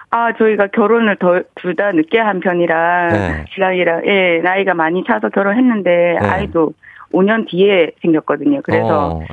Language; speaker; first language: Korean; native; Korean